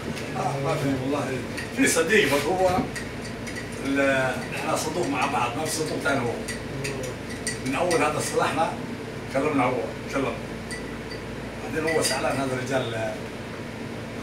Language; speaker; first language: Arabic; non-native, learner; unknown